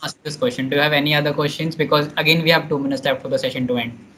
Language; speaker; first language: English; non-native, local second language; Hindi